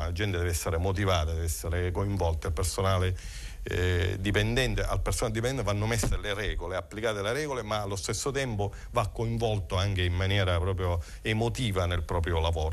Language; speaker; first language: Italian; native; Italian